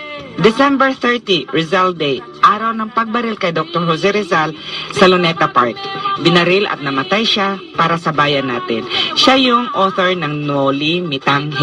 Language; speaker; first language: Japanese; non-native, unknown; Cebuano